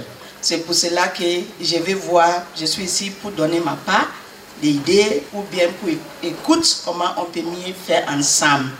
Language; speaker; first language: French; non-native, learner; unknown